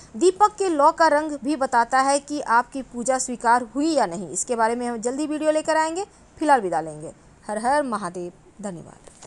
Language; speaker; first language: Hindi; native; Hindi